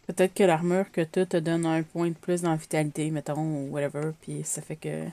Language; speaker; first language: French; native; French